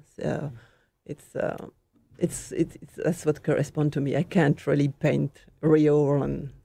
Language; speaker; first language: English; non-native, fluent; French